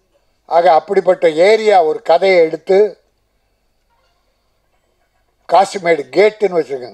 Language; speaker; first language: Tamil; native; Tamil